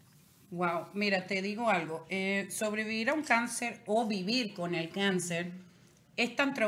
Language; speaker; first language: Spanish; native; Spanish